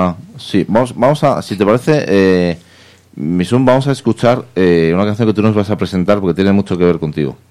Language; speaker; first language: Spanish; native; Spanish